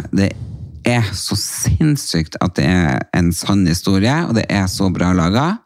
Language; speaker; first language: Norwegian; native; Norwegian